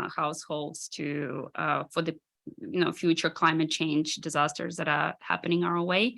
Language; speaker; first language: English; non-native, fluent; Ukrainian